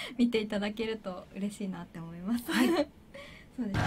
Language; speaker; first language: Japanese; native; Japanese